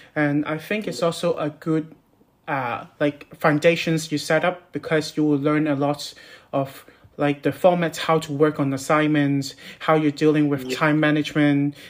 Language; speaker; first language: English; non-native, local second language; Cantonese